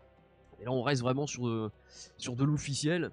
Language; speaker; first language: French; native; French